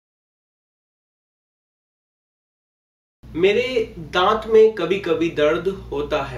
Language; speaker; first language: Hindi; native; Hindi